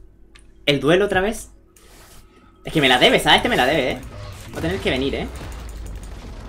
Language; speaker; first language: Spanish; native; Spanish